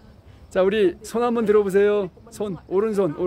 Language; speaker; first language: Korean; native; Korean